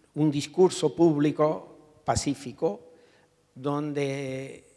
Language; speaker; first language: Spanish; non-native, fluent; English